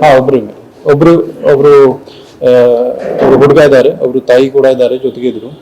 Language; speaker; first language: Kannada; non-native, local second language; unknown